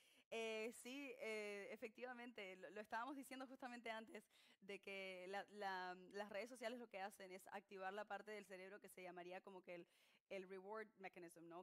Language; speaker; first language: Spanish; native; Spanish